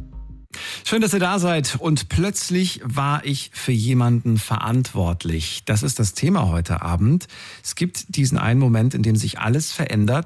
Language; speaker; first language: German; native; German